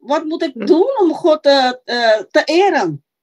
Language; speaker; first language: Dutch; non-native, local second language; Papiamento